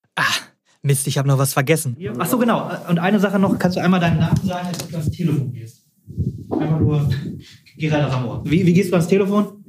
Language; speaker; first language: German; native; German